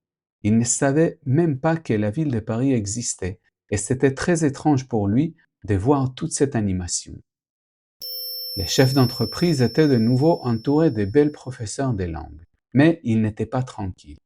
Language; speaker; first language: French; non-native, fluent; Spanish